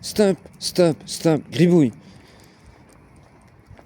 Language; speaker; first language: French; native; French